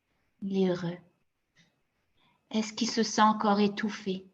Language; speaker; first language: French; native; French